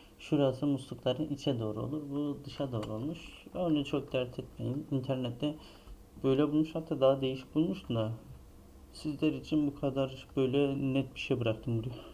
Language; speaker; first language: Turkish; native; Turkish